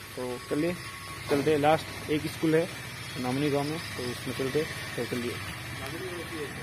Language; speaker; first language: Hindi; non-native, local second language; Bangla